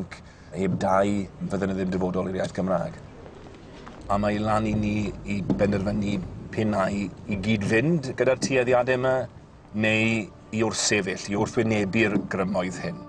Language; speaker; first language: Welsh; native; Welsh